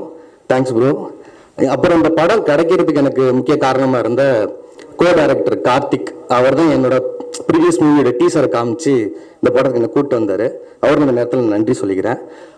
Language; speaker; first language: Tamil; native; Tamil